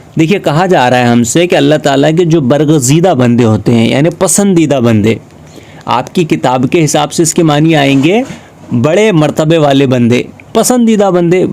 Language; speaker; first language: Urdu; native; Urdu